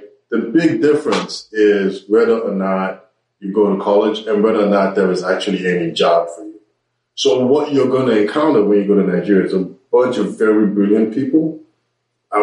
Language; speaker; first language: English; non-native, local second language; Yoruba